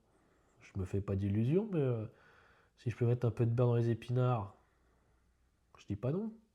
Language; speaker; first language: French; native; French